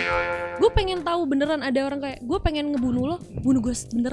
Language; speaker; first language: Indonesian; native; Indonesian